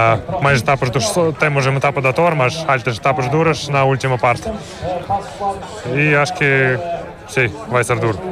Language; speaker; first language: Portuguese; non-native, fluent; Russian